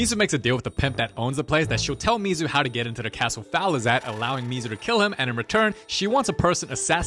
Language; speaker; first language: English; native; English